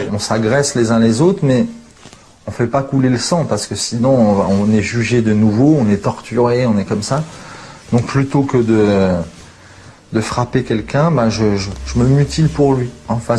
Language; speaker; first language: French; native; French